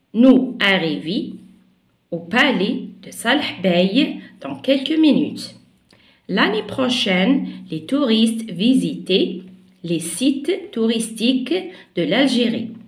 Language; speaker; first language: French; non-native, local second language; Arabic